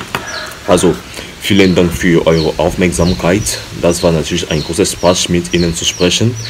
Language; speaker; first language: German; non-native, learner; French